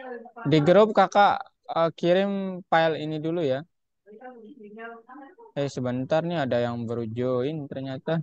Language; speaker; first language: Indonesian; native; Indonesian